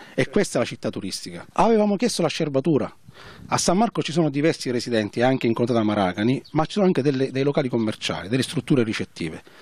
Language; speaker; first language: Italian; native; Italian